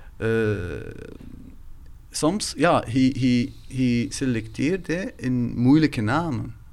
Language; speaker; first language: Dutch; non-native, learner; Arabic